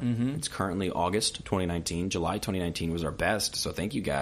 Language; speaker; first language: English; native; English